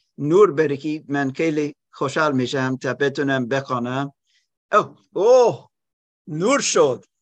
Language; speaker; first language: Persian; non-native, learner; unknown